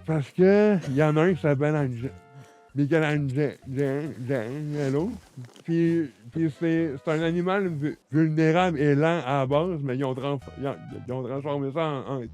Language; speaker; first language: French; native; French